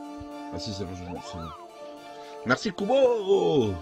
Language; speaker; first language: French; native; French